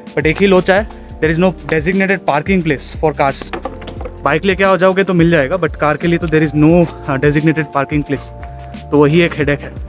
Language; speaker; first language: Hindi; non-native, local second language; Bangla